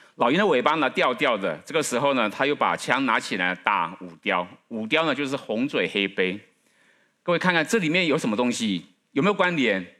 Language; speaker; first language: Chinese; native; Chinese